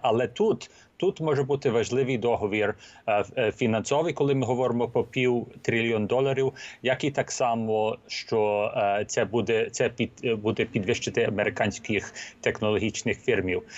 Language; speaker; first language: Ukrainian; early bilingual, heritage; Ukrainian